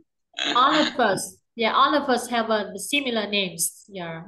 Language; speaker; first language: English; non-native, learner; Vietnamese